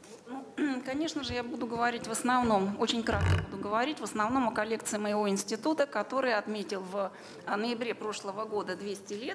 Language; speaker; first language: Russian; native; Russian